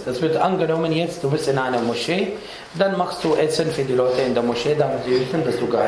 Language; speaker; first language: German; non-native, fluent; Arabic